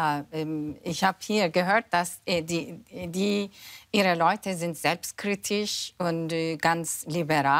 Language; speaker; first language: German; non-native, fluent; Turkish